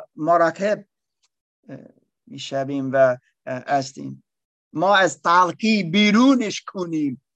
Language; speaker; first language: Persian; non-native, learner; English